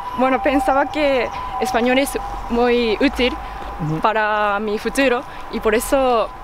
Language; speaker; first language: Spanish; non-native, learner; Japanese